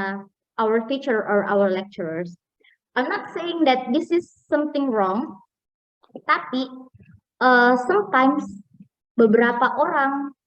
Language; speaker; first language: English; non-native, fluent; Indonesian